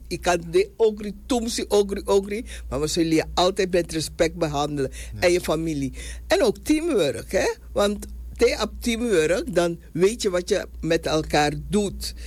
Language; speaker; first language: Dutch; native; Dutch